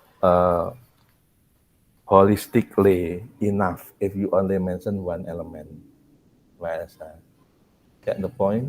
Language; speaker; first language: English; non-native, learner; Indonesian